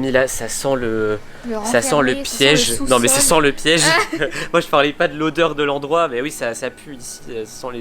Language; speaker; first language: French; native; French